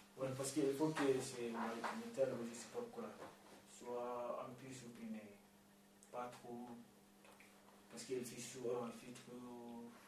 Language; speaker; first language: French; non-native, learner; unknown